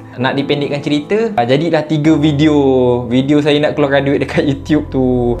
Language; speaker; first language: Malay; native; Malay